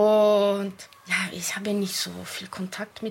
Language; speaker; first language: German; non-native, fluent; Italian